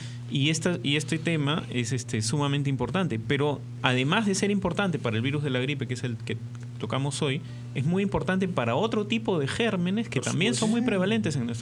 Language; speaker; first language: Spanish; native; Spanish